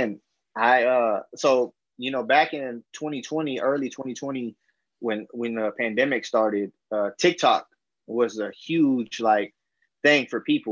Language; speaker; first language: English; native; English